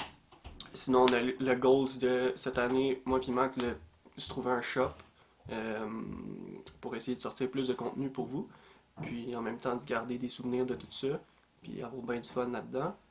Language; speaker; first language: French; native; French